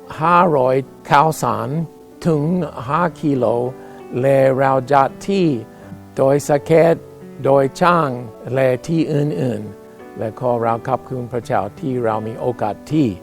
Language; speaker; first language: Thai; non-native, fluent; English